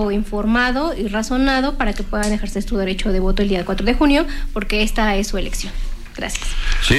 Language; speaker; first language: Spanish; native; Spanish